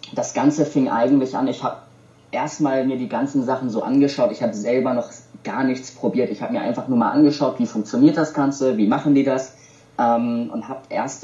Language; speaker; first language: German; native; German